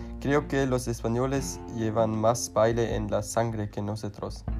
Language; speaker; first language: Spanish; non-native, learner; German